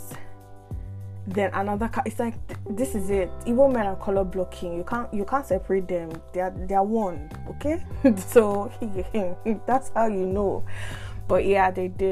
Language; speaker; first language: English; non-native, local second language; Igbo